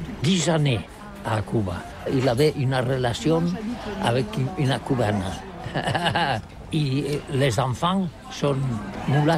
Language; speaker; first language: French; non-native, learner; Catalan